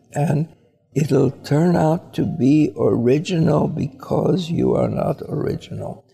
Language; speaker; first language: English; early bilingual, other home language; Polish